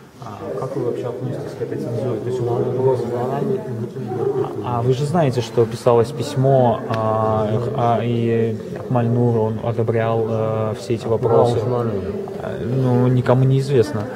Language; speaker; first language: Russian; native; Russian